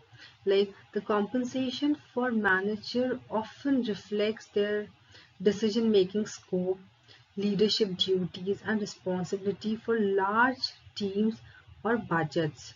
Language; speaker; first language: English; non-native, local second language; Hindi